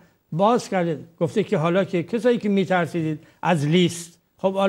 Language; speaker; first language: Persian; native; Persian